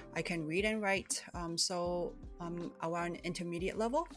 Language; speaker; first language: English; early bilingual, other home language; Cantonese